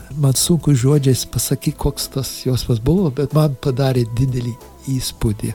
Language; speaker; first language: Lithuanian; early bilingual, heritage; English